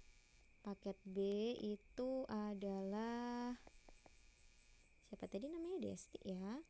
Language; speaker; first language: Indonesian; native; Indonesian